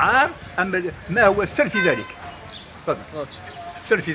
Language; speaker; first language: Arabic; native; Arabic